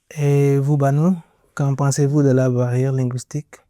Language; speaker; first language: French; native; French